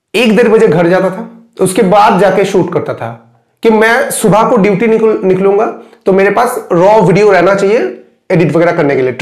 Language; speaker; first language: Hindi; non-native, local second language; Bangla